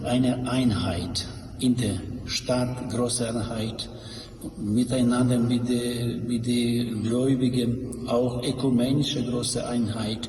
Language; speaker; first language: German; non-native, learner; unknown